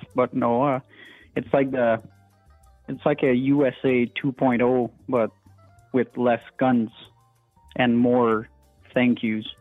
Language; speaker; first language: English; non-native, fluent; French